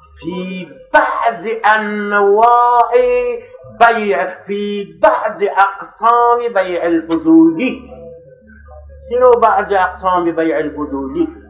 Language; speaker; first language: Arabic; non-native, fluent; Urdu